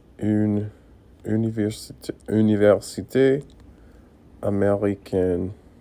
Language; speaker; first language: French; non-native, learner; English